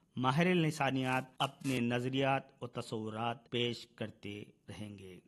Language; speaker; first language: Urdu; native; Urdu